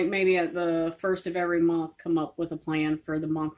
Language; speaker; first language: English; native; English